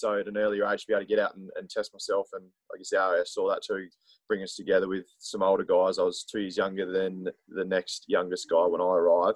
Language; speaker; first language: English; native; English